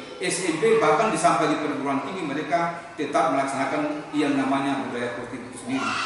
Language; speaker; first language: Indonesian; native; Indonesian